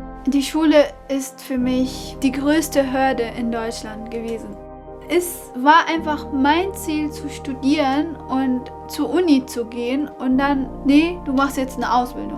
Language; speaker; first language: German; non-native, fluent; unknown